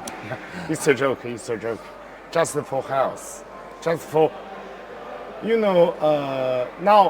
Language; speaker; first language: English; non-native, learner; Chinese